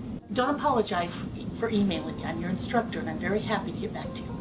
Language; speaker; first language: English; native; English